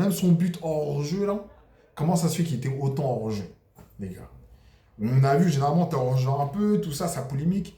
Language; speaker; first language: French; native; French